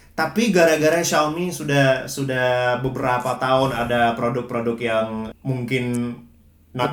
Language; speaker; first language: Indonesian; early bilingual, other home language; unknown